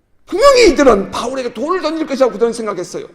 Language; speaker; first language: Korean; native; Korean